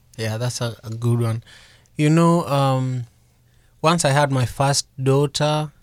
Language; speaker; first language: English; non-native, local second language; Luo (Kenya and Tanzania)